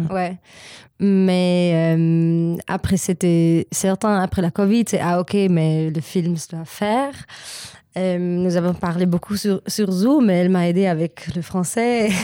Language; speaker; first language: French; non-native, learner; German